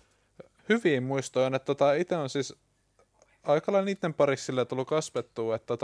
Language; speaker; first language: Finnish; native; Finnish